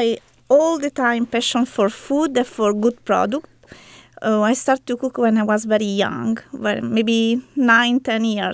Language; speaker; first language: English; non-native, learner; Italian